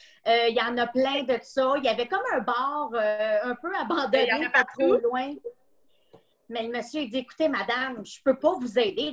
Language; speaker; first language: French; native; French